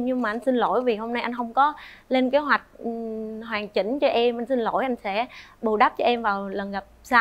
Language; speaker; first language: Vietnamese; native; Vietnamese